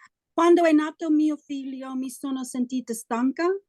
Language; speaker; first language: Italian; non-native, learner; English